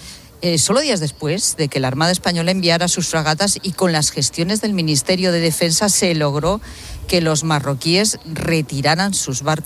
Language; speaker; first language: Spanish; native; Spanish